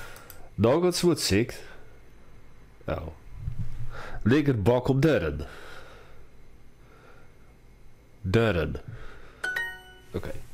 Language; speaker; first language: Swedish; non-native, learner; English